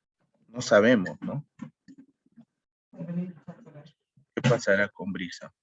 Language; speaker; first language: Spanish; native; Spanish